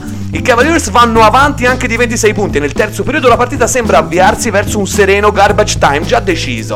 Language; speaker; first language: Italian; native; Italian